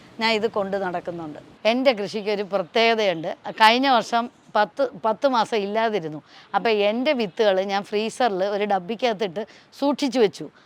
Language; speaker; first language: Malayalam; non-native, local second language; Tamil